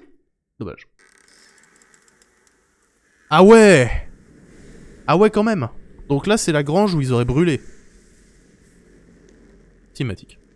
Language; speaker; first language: French; native; French